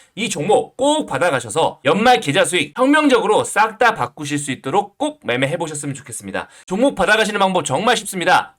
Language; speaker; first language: Korean; native; Korean